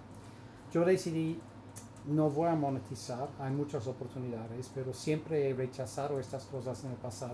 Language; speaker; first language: Spanish; non-native, fluent; English